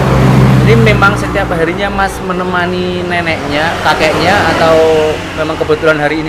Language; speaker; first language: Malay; non-native, local second language; Javanese